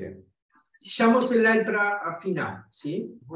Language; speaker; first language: Portuguese; non-native, fluent; Spanish